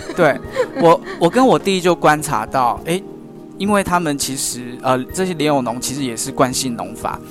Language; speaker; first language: Chinese; native; Chinese